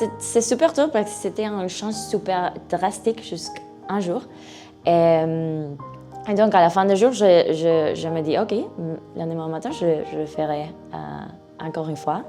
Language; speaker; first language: French; non-native, learner; Spanish